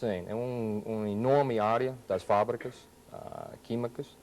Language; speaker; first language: Portuguese; non-native, fluent; English